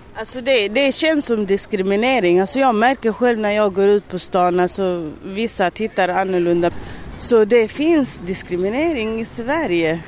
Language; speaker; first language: Swedish; early bilingual, other home language; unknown